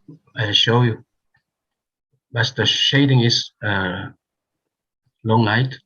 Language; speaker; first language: English; non-native, learner; Korean